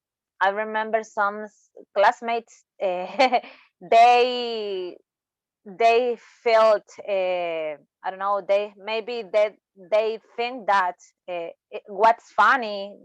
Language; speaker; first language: English; non-native, learner; Spanish